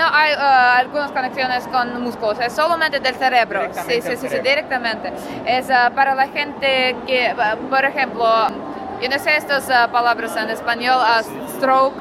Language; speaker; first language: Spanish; non-native, learner; Russian